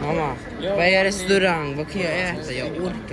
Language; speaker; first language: Swedish; early bilingual, other home language; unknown